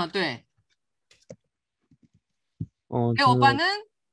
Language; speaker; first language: Chinese; non-native, fluent; Korean